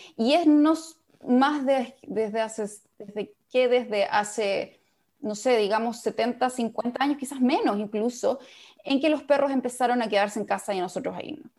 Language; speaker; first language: Spanish; native; Spanish